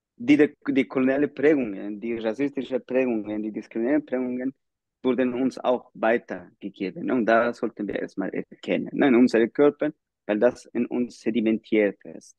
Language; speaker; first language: German; non-native, fluent; Spanish